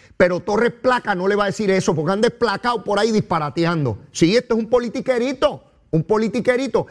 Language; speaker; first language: Spanish; native; Spanish